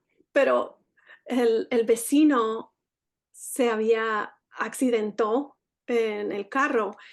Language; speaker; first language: Spanish; early bilingual, heritage; Spanish